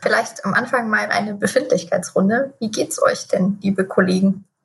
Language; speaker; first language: German; native; German